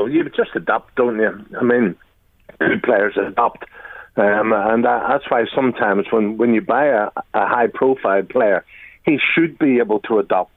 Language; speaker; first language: English; native; English